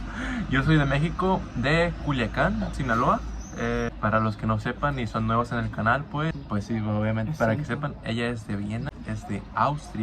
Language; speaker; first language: Spanish; native; Spanish